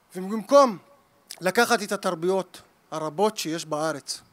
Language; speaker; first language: Hebrew; native; Hebrew